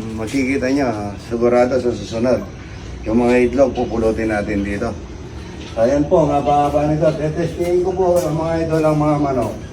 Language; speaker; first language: Filipino; non-native, local second language; Pampanga